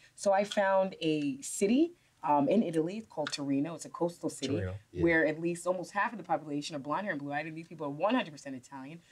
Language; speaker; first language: English; native; English